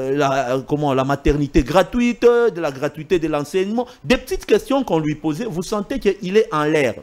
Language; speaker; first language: French; non-native, local second language; Swahili